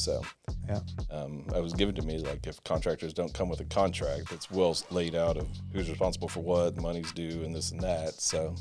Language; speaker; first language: English; native; English